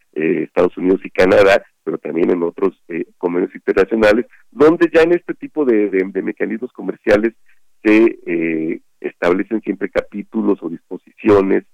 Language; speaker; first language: Spanish; native; Spanish